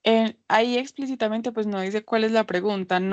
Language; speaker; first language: Spanish; native; Spanish